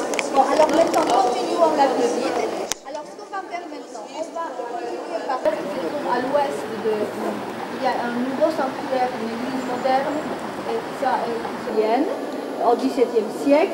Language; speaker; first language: French; non-native, learner; Polish